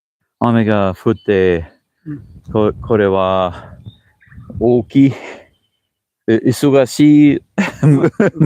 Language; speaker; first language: Japanese; non-native, learner; English